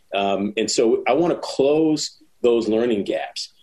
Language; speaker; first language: English; native; English